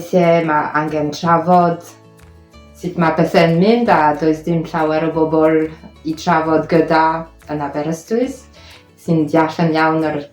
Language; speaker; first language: Welsh; non-native, fluent; French